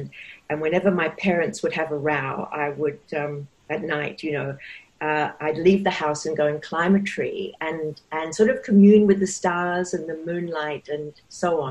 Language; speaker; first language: English; native; English